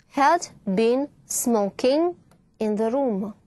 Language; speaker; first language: English; non-native, fluent; Russian